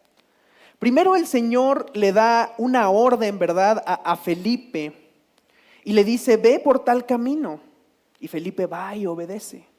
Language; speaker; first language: Spanish; native; Spanish